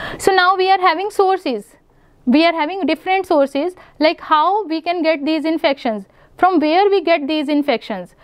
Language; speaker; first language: English; non-native, local second language; Punjabi